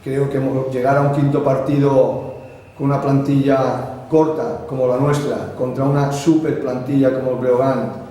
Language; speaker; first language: Spanish; non-native, local second language; Catalan